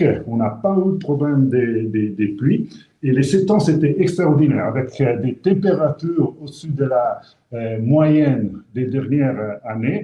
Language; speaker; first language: French; non-native, local second language; Italian